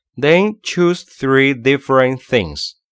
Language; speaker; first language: English; non-native, fluent; Chinese